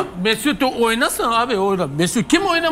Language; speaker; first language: Turkish; non-native, learner; French